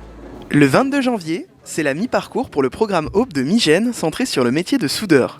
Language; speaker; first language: French; native; French